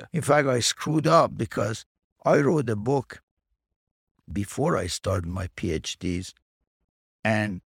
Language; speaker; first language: English; non-native, fluent; Persian